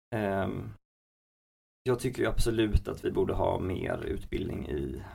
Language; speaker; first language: Swedish; native; Swedish